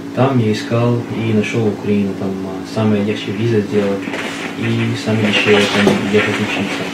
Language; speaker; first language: Russian; non-native, learner; Arabic